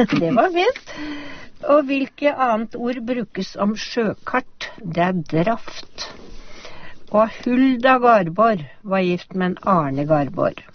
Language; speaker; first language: Norwegian; native; Norwegian